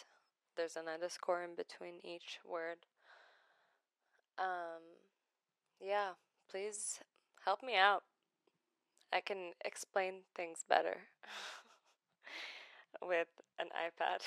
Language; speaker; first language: English; non-native, fluent; Arabic